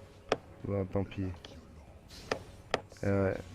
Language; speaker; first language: French; native; French